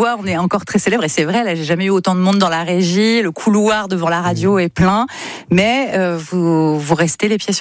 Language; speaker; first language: French; native; French